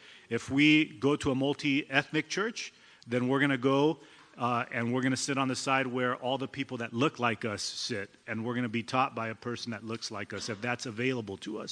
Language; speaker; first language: English; early bilingual, other home language; Spanish